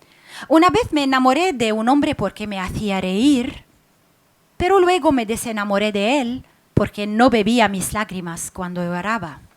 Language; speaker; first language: Spanish; non-native, fluent; Arabic